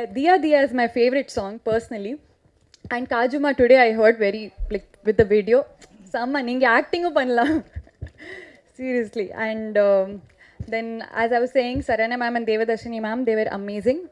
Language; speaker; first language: Tamil; non-native, fluent; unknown